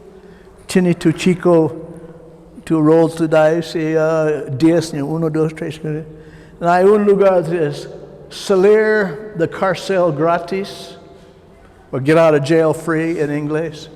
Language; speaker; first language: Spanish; non-native, learner; English